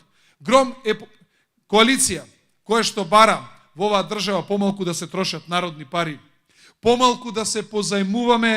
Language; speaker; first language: Macedonian; native; Macedonian